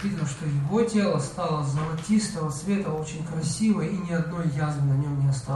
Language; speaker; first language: Russian; native; Russian